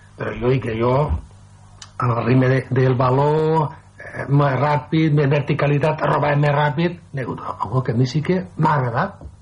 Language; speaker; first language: Catalan; non-native, local second language; Spanish